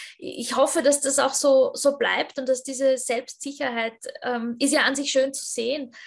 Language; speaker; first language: German; native; German